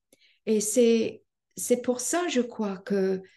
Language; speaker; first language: French; non-native, fluent; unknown